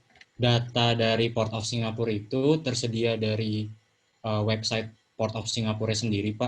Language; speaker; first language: Indonesian; native; Indonesian